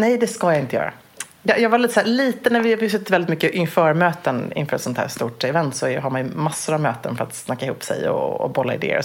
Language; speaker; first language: Swedish; native; Swedish